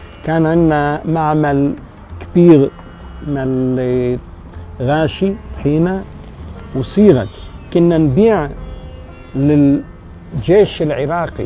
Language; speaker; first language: Arabic; early bilingual, heritage; Arabic